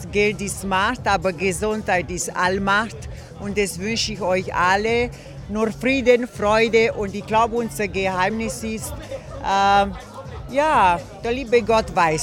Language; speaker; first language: German; non-native, fluent; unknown